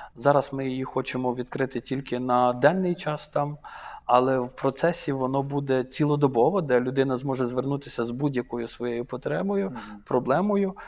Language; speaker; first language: Ukrainian; native; Ukrainian